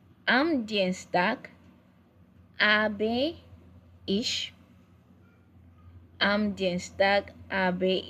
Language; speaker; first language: German; non-native, learner; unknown